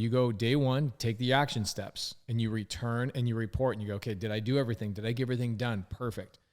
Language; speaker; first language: English; native; English